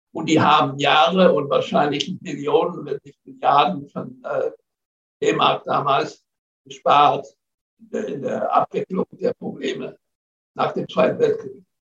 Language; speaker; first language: German; non-native, fluent; English